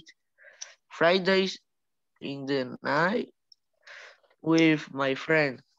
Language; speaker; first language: English; non-native, learner; Spanish